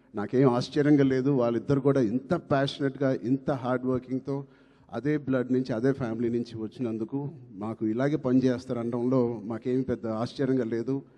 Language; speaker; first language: Telugu; native; Telugu